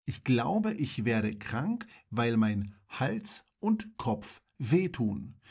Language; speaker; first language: German; non-native, fluent; Polish